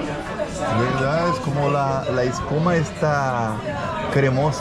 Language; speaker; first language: Spanish; non-native, fluent; Portuguese